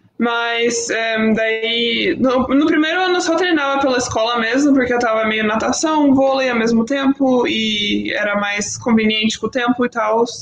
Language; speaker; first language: Portuguese; early bilingual, heritage; Portuguese